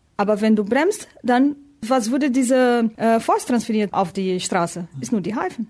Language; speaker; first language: German; non-native, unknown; Portuguese